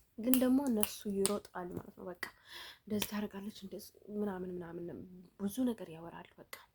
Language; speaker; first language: Amharic; native; Amharic